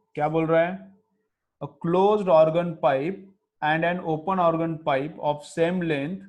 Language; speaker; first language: Hindi; non-native, local second language; Marathi